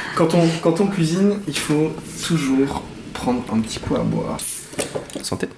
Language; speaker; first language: French; native; French